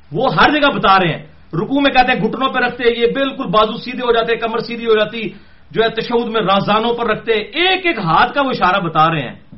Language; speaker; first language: Urdu; non-native, local second language; Punjabi